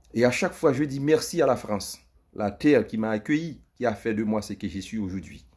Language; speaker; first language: French; native; French